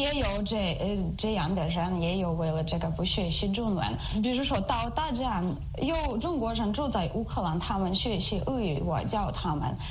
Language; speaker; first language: Chinese; non-native, learner; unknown